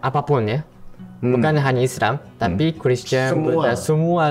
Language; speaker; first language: Indonesian; non-native, fluent; Japanese